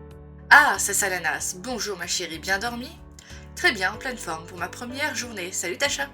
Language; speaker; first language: French; native; French